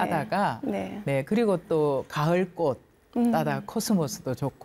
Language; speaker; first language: Korean; native; Korean